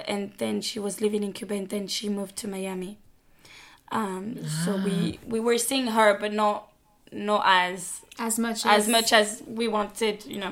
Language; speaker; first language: English; non-native, fluent; French